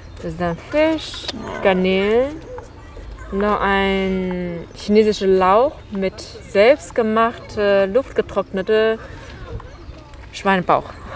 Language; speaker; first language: German; non-native, fluent; Chinese